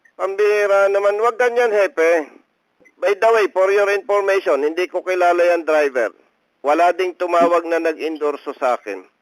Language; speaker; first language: Filipino; native; Filipino